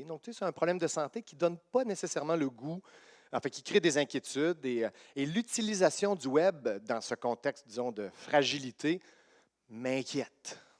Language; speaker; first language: French; native; French